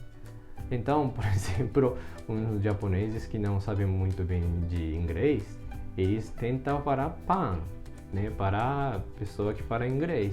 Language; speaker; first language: Portuguese; non-native, fluent; Japanese